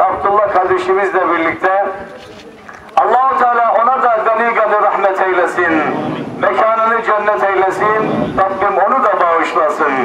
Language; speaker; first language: Turkish; native; Turkish